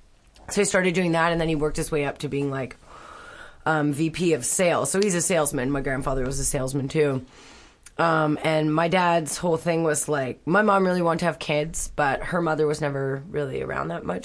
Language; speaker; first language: English; native; English